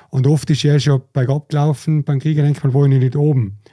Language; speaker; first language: German; native; German